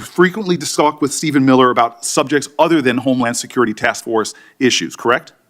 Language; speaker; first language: English; native; English